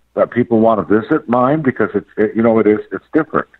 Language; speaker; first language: English; native; English